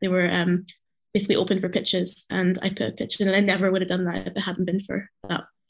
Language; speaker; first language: English; native; English